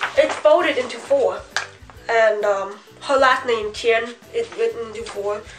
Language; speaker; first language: English; early bilingual, other home language; Chinese